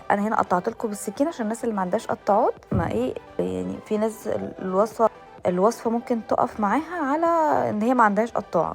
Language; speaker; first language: Arabic; native; Arabic